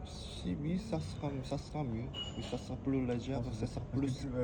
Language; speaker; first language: French; non-native, fluent; Korean